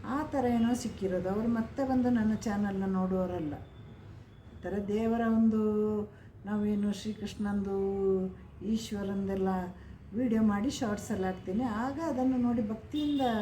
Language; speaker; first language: Kannada; non-native, local second language; Malayalam